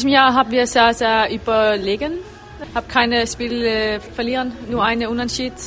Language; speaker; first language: German; non-native, learner; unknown